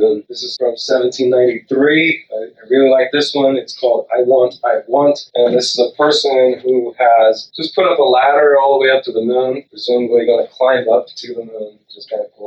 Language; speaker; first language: English; non-native, local second language; Sinhala